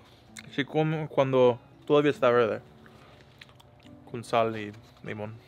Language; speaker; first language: Spanish; non-native, learner; English